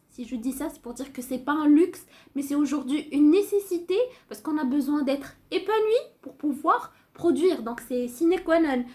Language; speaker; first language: French; non-native, local second language; Arabic